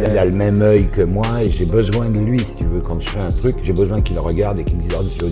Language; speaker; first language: French; native; French